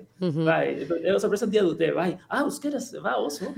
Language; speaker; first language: Basque; non-native, learner; Spanish